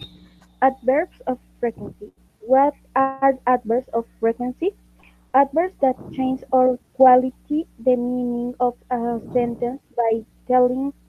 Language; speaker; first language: English; non-native, learner; Spanish